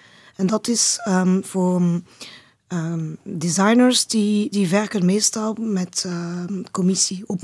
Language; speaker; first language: Dutch; non-native, learner; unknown